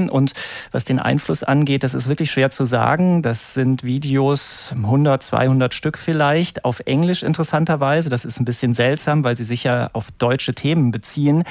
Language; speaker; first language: German; native; German